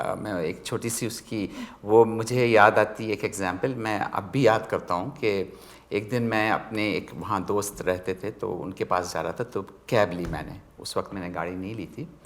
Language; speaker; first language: Urdu; native; Urdu